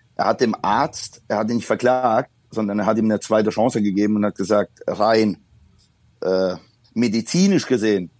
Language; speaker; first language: German; early bilingual, other home language; Polish